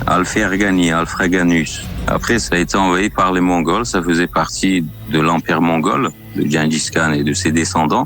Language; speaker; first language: French; non-native, fluent; Uzbek